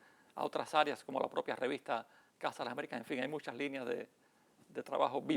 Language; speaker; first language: Spanish; native; Spanish